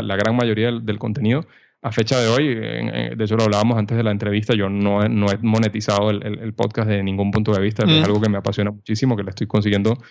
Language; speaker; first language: Spanish; native; Spanish